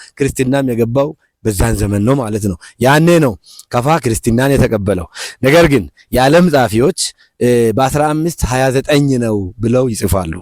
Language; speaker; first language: Amharic; non-native, local second language; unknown